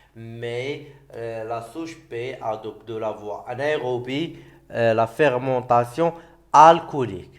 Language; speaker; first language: French; non-native, local second language; Arabic